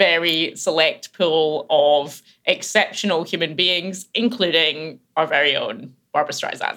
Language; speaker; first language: English; native; English